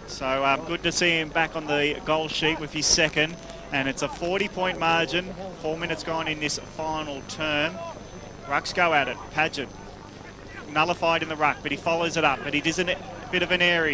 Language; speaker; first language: English; native; English